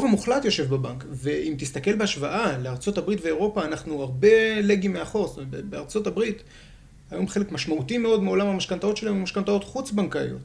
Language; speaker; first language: Hebrew; native; Hebrew